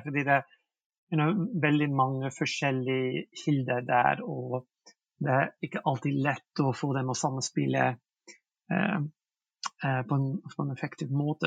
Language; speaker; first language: Norwegian; non-native, fluent; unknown